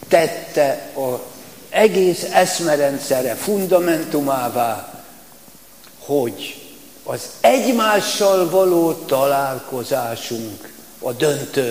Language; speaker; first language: Hungarian; native; Hungarian